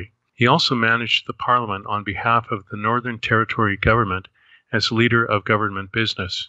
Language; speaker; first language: English; native; English